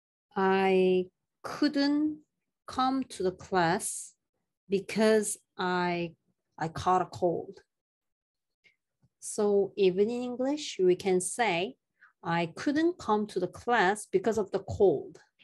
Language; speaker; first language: English; non-native, fluent; Korean